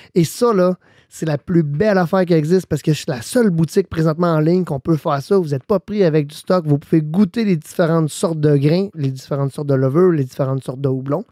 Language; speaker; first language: French; native; French